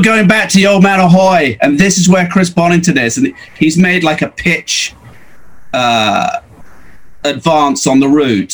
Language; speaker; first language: English; native; English